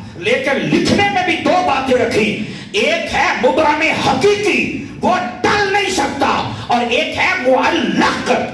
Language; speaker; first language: Urdu; non-native, local second language; Punjabi